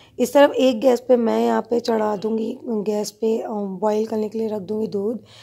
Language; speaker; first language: Hindi; native; Hindi